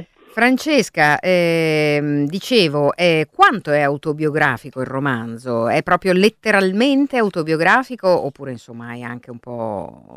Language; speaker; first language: Italian; native; Italian